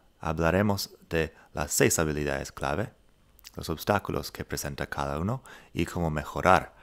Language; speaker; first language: Spanish; non-native, fluent; English